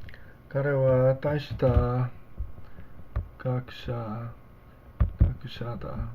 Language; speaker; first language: Japanese; non-native, learner; English